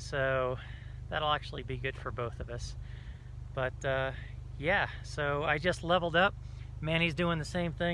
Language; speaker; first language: English; native; English